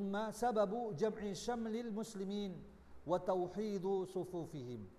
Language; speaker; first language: Arabic; non-native, learner; Indonesian